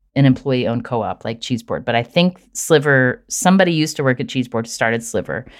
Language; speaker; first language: English; native; English